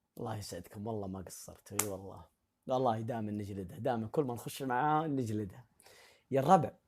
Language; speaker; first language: Arabic; native; Arabic